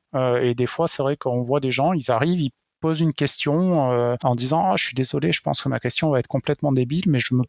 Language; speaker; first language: French; native; French